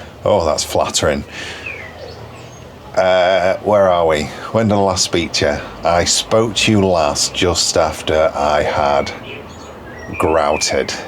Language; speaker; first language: English; native; English